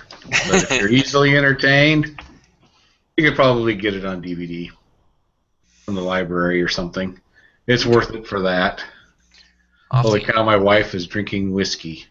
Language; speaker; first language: English; native; English